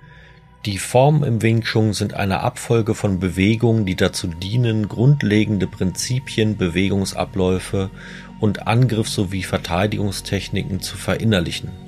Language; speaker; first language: German; native; German